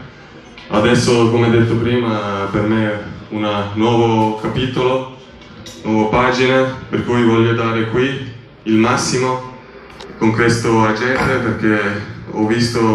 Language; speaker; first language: Italian; non-native, learner; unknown